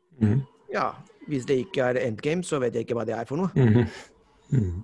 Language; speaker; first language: Norwegian; non-native, fluent; Spanish